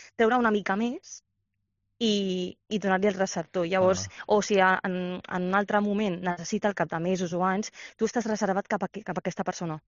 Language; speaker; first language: Catalan; native; Catalan